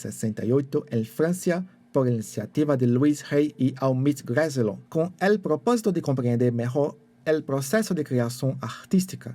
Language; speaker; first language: Spanish; non-native, fluent; Portuguese